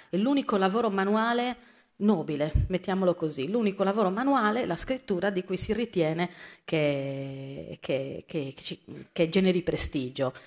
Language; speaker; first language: Italian; native; Italian